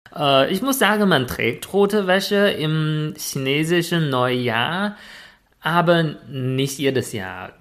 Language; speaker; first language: German; non-native, fluent; Chinese